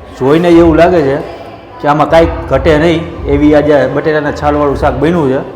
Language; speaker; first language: Gujarati; native; Gujarati